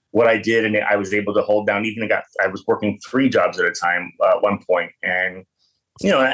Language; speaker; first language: English; native; English